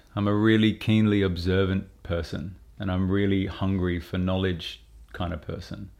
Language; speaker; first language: English; native; English